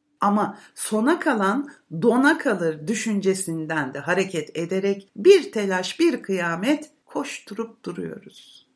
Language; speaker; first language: Turkish; native; Turkish